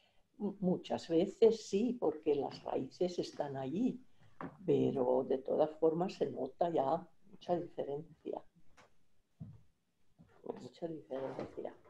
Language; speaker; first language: Spanish; non-native, fluent; Finnish